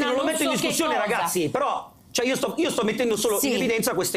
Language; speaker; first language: Italian; native; Italian